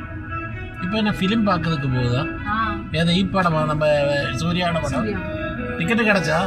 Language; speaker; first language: Tamil; non-native, local second language; Malayalam